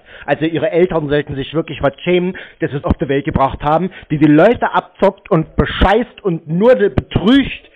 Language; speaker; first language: German; native; German